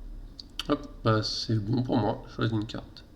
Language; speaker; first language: French; native; French